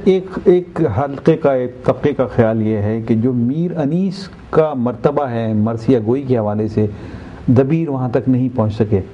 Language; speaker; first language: Urdu; native; Urdu